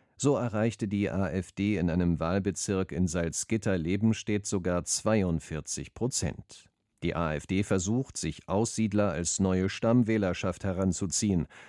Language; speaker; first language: German; native; German